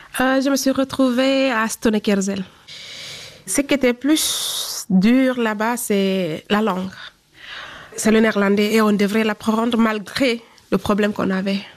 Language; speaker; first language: French; non-native, local second language; Fula